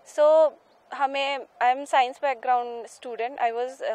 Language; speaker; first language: Hindi; native; Hindi